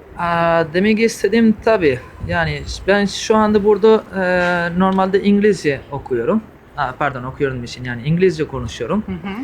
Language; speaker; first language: Turkish; early bilingual, heritage; Turkish